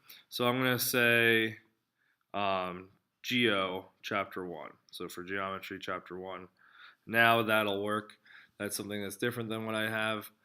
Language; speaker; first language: English; native; English